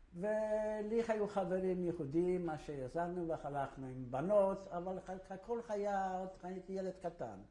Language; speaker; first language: Hebrew; non-native, fluent; Polish